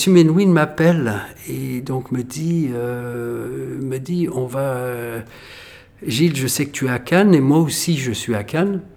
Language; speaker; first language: French; native; French